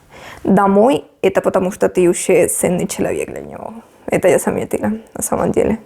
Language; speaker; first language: Russian; non-native, fluent; Spanish